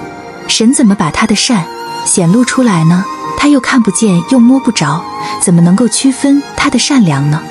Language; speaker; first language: Chinese; native; Chinese